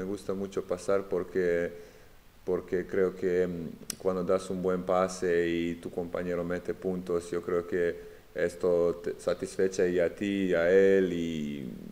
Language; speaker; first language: Spanish; non-native, fluent; Serbian